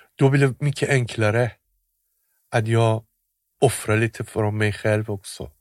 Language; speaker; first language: Swedish; non-native, fluent; Persian